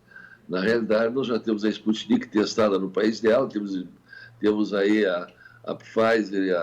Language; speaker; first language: Portuguese; native; Portuguese